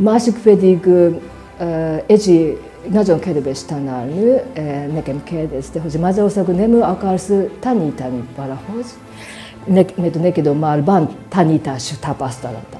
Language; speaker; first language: Hungarian; non-native, learner; Japanese